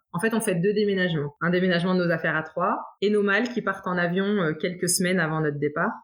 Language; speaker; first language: French; native; French